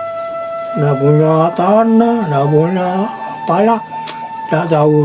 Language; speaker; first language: Indonesian; non-native, local second language; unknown